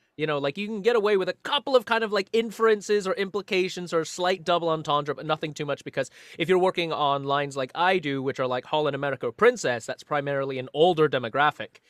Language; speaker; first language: English; native; English